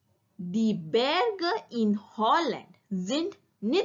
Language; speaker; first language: German; non-native, learner; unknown